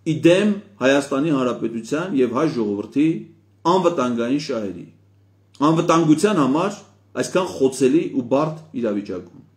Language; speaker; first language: Armenian; native; Armenian